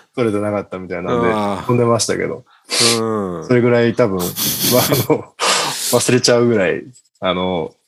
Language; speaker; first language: Japanese; native; Japanese